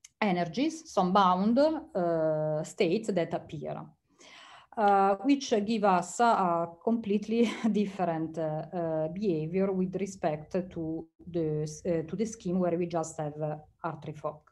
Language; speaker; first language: English; non-native, fluent; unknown